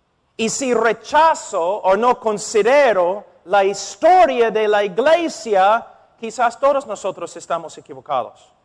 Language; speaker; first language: Spanish; non-native, fluent; English